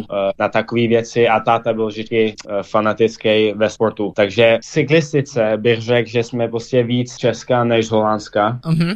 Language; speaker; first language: Czech; early bilingual, heritage; Czech